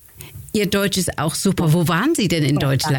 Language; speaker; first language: German; native; German